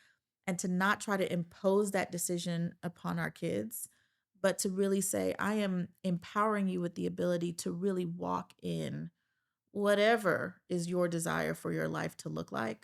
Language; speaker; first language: English; native; English